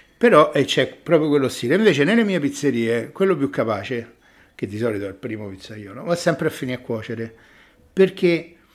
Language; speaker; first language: Italian; native; Italian